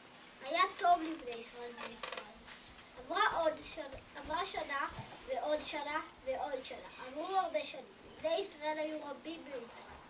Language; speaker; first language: Hebrew; non-native, learner; English